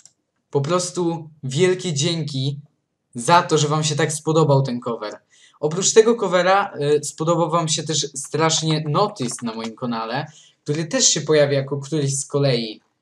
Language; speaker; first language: Polish; native; Polish